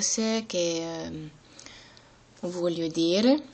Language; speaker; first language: Italian; non-native, learner; German